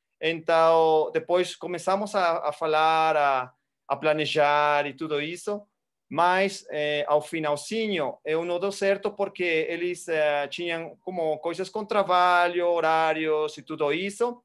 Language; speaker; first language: Portuguese; non-native, fluent; Spanish